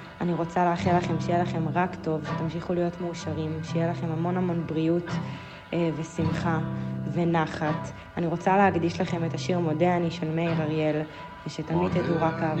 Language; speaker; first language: Hebrew; native; Hebrew